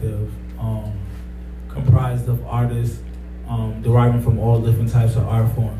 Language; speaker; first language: English; native; English